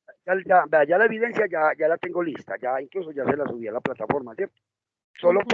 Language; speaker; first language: Spanish; native; Spanish